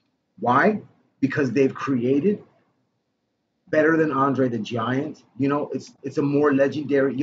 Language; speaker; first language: English; native; English